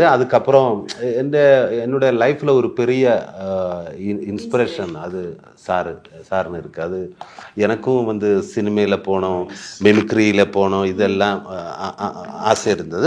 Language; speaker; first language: Tamil; non-native, learner; Malayalam